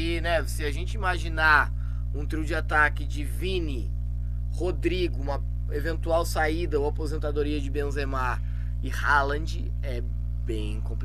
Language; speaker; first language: Portuguese; native; Portuguese